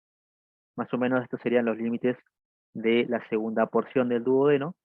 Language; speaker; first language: Spanish; native; Spanish